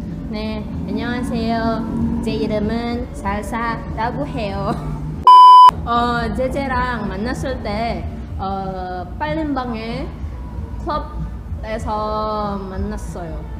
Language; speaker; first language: Korean; non-native, learner; Indonesian